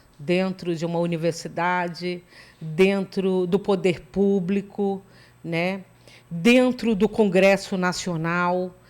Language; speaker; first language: Portuguese; native; Portuguese